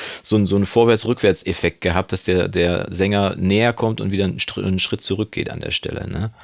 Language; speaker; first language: German; native; German